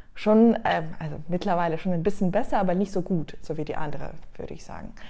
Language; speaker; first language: German; non-native, fluent; Russian